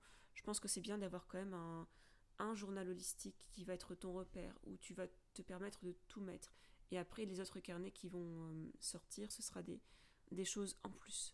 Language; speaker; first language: French; native; French